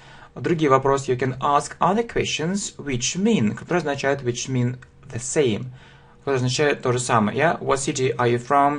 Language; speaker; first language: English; non-native, fluent; Russian